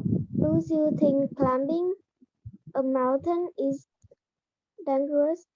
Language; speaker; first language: English; non-native, learner; Vietnamese